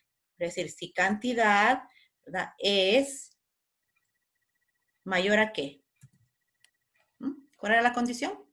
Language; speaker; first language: Spanish; native; Spanish